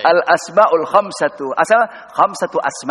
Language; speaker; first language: Arabic; non-native, fluent; Indonesian